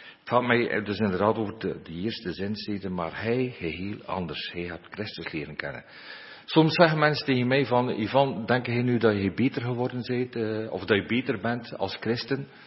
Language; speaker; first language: Dutch; native; Dutch